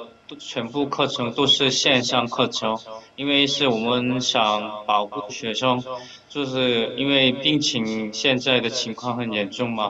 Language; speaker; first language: Chinese; non-native, fluent; Korean